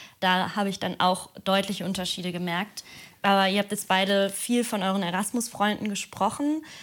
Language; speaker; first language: German; native; German